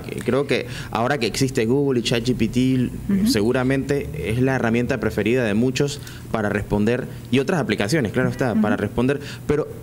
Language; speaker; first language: Spanish; native; Spanish